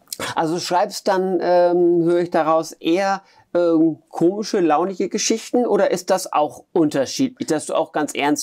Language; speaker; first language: German; native; German